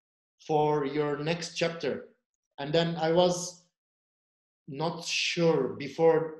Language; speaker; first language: English; non-native, fluent; Turkish